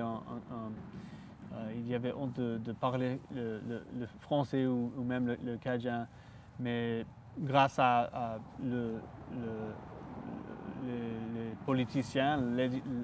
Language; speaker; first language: French; non-native, local second language; English